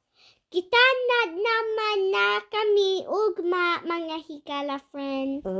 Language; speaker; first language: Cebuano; early bilingual, heritage; English